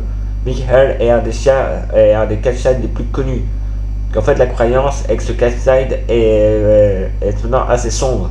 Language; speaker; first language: French; native; French